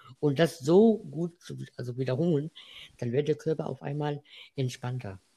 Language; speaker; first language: German; non-native, fluent; Arabic